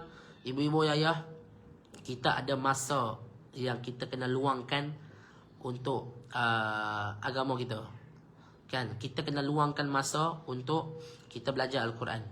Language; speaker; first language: Malay; native; Malay